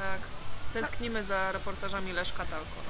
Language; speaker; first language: Polish; native; Polish